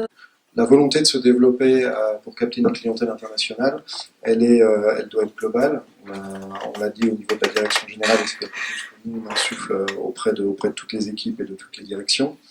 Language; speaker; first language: French; native; French